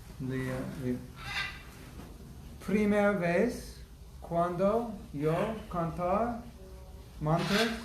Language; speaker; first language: Spanish; non-native, learner; English